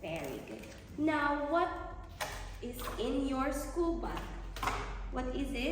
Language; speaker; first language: English; non-native, learner; Vietnamese